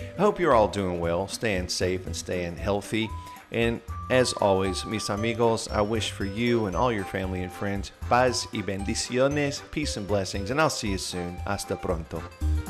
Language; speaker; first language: English; native; English